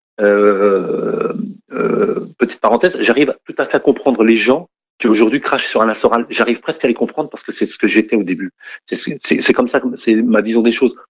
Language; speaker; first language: French; native; French